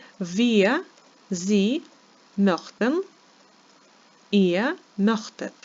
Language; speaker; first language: German; non-native, fluent; Ukrainian